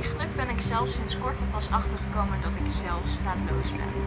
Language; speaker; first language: Dutch; early bilingual, other home language; Vietnamese